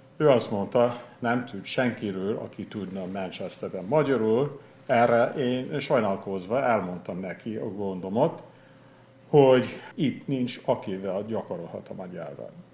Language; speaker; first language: Hungarian; non-native, fluent; English